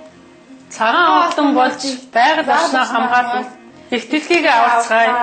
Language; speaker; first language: Mongolian; native; Mongolian